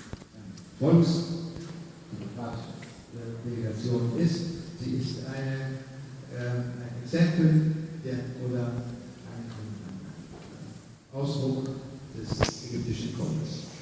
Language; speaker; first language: German; non-native, fluent; Arabic